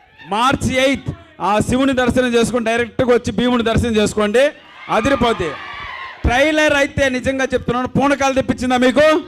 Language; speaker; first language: Telugu; native; Telugu